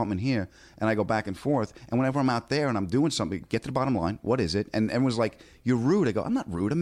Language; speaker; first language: English; native; English